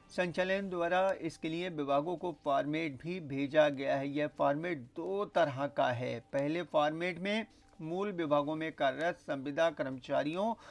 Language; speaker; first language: Hindi; native; Hindi